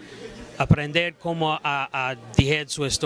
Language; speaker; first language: Spanish; non-native, fluent; English